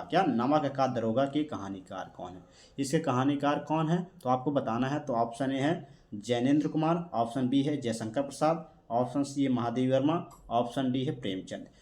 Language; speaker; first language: Hindi; native; Hindi